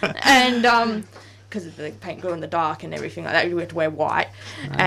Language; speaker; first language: English; native; English